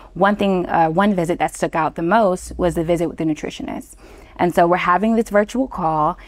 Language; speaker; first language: English; native; English